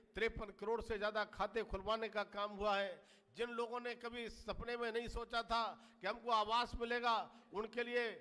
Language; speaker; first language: Hindi; native; Hindi